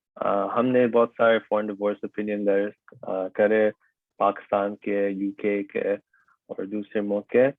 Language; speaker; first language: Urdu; early bilingual, heritage; Urdu